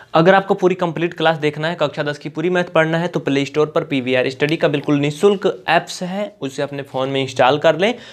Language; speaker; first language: Hindi; native; Hindi